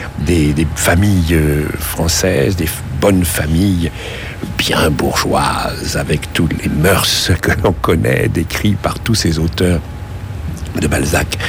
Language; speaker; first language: French; native; French